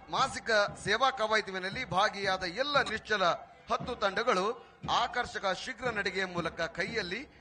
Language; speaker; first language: Kannada; native; Kannada